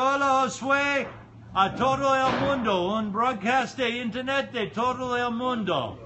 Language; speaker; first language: Spanish; non-native, learner; English